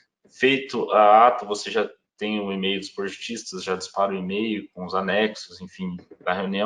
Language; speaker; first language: Portuguese; native; Portuguese